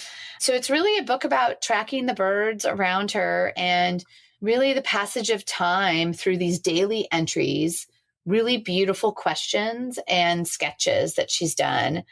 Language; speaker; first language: English; native; English